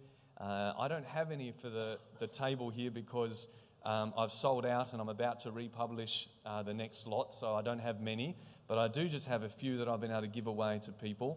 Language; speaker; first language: English; native; English